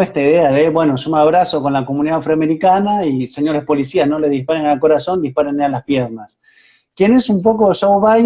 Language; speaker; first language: Spanish; native; Spanish